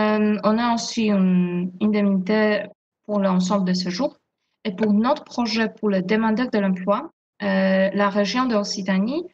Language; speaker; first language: French; non-native, fluent; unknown